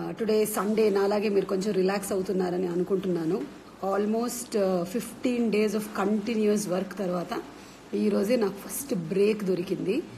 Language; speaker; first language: Telugu; non-native, local second language; Malayalam